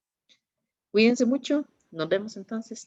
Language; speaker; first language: Spanish; native; Spanish